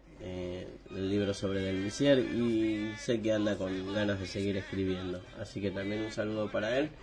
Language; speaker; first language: Spanish; native; Spanish